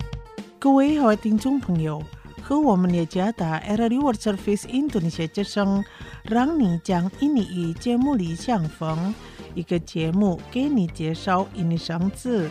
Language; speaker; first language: Chinese; non-native, learner; Indonesian